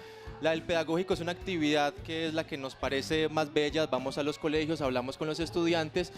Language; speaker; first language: Spanish; native; Spanish